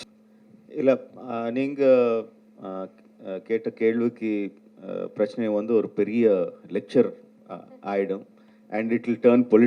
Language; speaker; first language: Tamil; non-native, local second language; Telugu